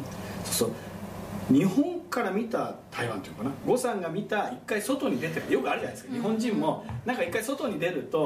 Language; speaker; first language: Japanese; native; Japanese